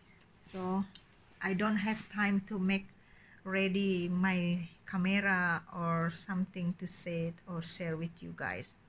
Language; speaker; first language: English; non-native, learner; Indonesian